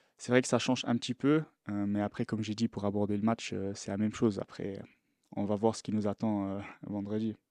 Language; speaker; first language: French; non-native, local second language; Luxembourgish